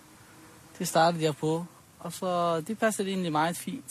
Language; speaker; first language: Danish; early bilingual, other home language; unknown